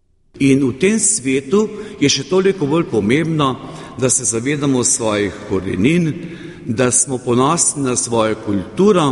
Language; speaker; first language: Slovenian; native; Slovenian